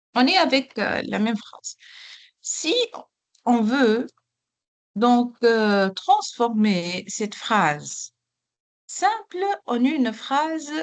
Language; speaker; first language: French; non-native, local second language; Arabic